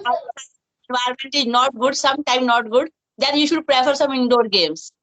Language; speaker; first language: English; non-native, fluent; Hindi